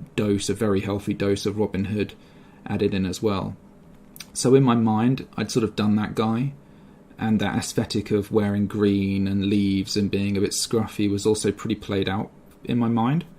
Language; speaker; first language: English; native; English